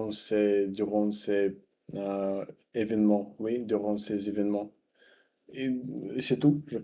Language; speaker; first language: French; non-native, fluent; Russian